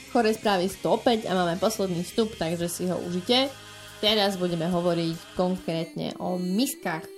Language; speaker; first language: Slovak; native; Slovak